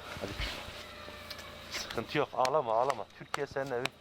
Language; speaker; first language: Turkish; native; Turkish